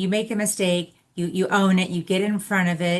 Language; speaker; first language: English; native; English